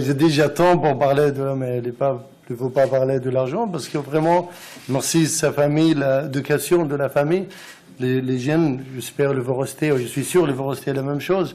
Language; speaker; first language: French; non-native, learner; Arabic